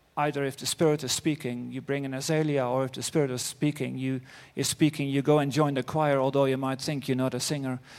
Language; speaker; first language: English; non-native, fluent; Dutch